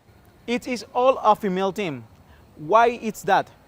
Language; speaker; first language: English; non-native, fluent; Spanish